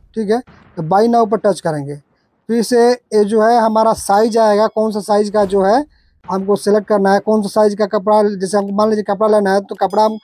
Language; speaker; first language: Hindi; native; Hindi